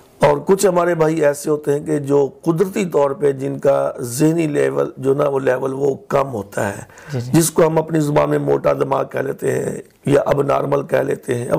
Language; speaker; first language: Urdu; non-native, local second language; Punjabi